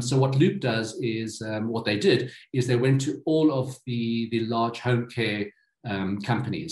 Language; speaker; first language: English; native; English